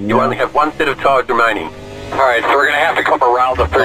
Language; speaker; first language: English; native; English